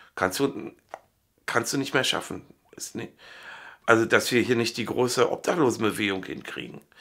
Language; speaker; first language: German; native; German